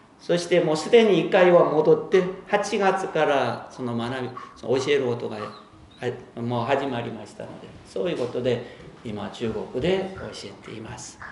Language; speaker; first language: Japanese; non-native, fluent; Korean